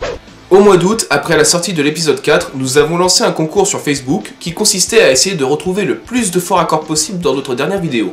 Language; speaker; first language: French; native; French